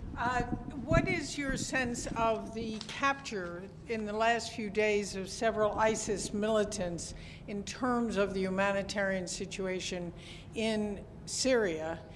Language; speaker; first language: English; non-native, fluent; Norwegian